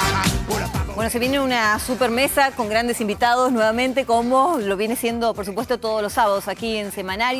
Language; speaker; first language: Spanish; native; Spanish